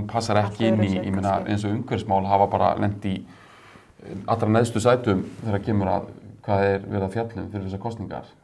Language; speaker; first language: Icelandic; native; Icelandic